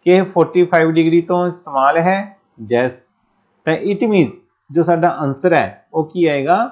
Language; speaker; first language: Hindi; non-native, local second language; Punjabi